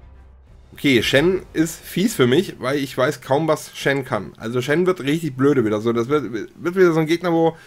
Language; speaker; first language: German; native; German